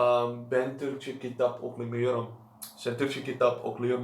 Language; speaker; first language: Turkish; non-native, learner; Dutch